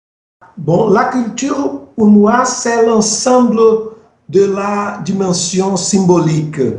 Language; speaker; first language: French; non-native, fluent; Portuguese